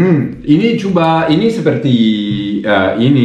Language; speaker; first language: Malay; non-native, learner; Swiss German